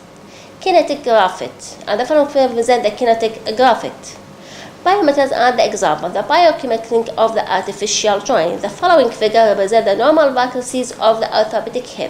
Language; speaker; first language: English; non-native, local second language; Arabic